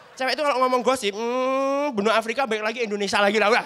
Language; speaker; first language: Indonesian; native; Indonesian